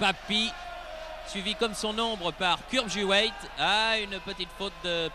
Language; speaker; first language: French; native; French